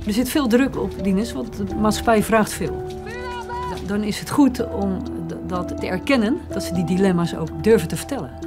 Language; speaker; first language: Dutch; native; Dutch